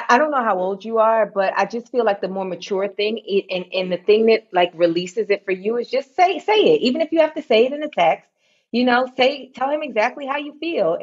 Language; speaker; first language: English; native; English